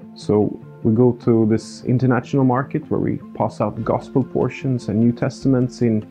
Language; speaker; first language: English; non-native, fluent; Swedish